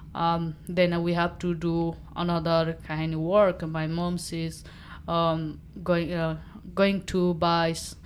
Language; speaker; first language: English; non-native, local second language; Nepali